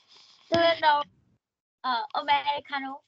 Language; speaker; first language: English; non-native, learner; Vietnamese